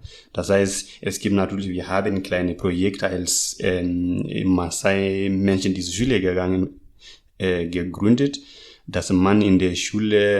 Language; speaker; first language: German; non-native, learner; Masai